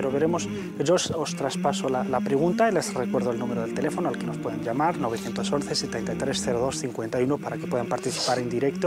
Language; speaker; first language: Spanish; native; Spanish